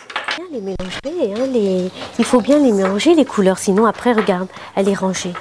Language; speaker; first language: French; native; French